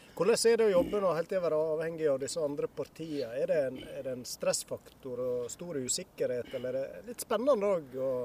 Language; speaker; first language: Norwegian; native; Norwegian